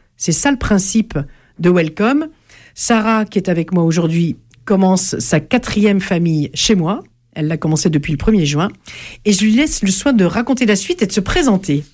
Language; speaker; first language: French; native; French